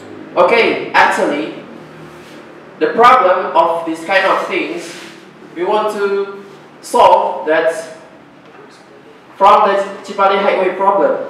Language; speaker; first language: English; non-native, learner; Indonesian